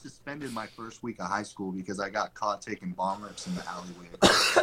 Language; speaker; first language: English; native; English